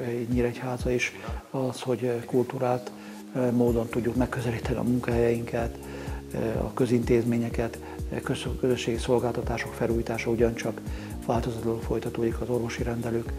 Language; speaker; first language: Hungarian; native; Hungarian